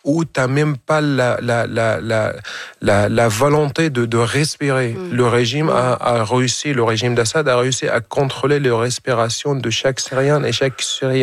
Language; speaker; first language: French; non-native, fluent; Arabic